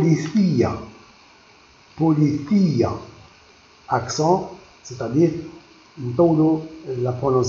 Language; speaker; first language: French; non-native, local second language; Arabic